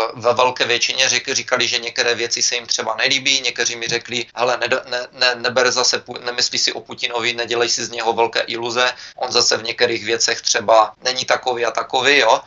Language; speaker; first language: Czech; native; Czech